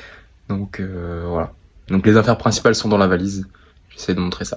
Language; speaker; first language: French; native; French